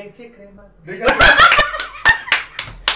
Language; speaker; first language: Spanish; native; Spanish